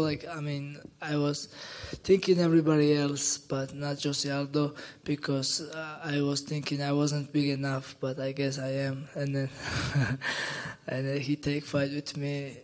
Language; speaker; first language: English; non-native, learner; Georgian